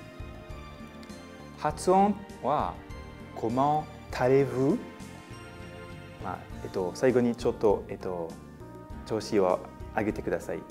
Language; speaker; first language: Japanese; non-native, fluent; French